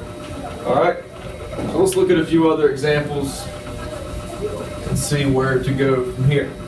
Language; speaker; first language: English; native; English